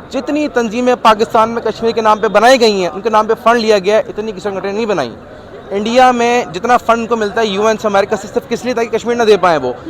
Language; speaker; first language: Urdu; non-native, local second language; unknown